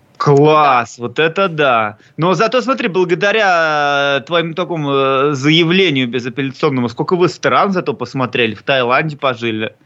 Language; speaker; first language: Russian; native; Russian